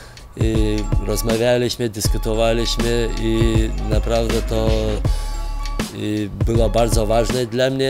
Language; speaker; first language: Polish; non-native, fluent; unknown